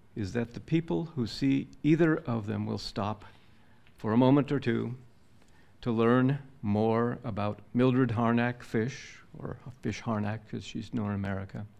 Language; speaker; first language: English; native; English